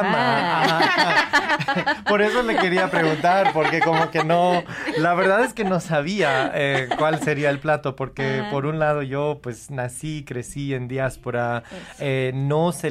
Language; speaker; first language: Spanish; non-native, fluent; English